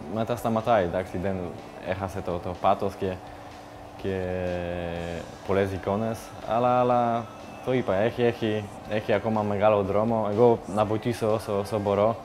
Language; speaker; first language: Greek; non-native, learner; Polish